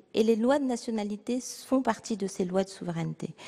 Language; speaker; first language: French; native; French